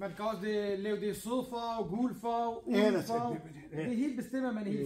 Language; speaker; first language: Danish; non-native, fluent; Kurdish